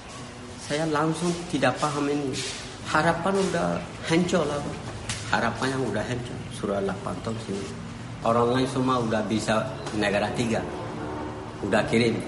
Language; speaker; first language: Indonesian; non-native, learner; Rohingya